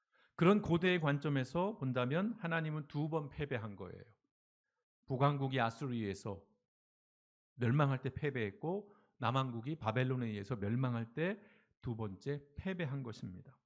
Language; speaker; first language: Korean; native; Korean